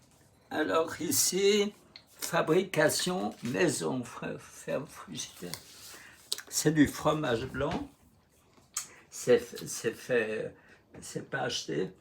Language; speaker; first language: French; non-native, fluent; Russian